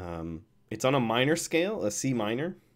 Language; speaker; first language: English; native; English